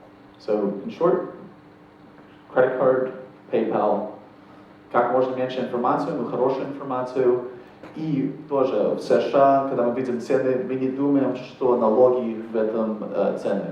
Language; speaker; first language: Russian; non-native, fluent; English